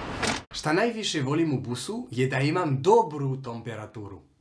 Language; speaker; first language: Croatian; non-native, learner; French